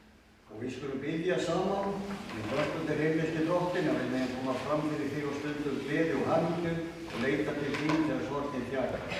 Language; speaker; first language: Icelandic; native; Icelandic